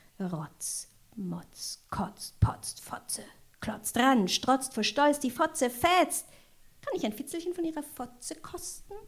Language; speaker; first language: German; non-native, local second language; French